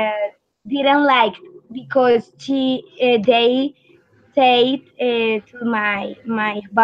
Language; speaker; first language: English; non-native, learner; Spanish